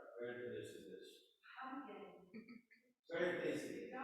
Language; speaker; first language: English; non-native, local second language; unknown